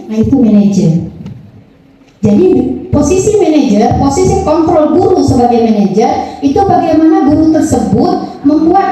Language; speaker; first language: Indonesian; native; Indonesian